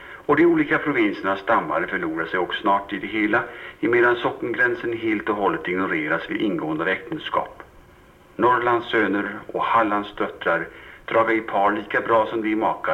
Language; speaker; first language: Swedish; native; Swedish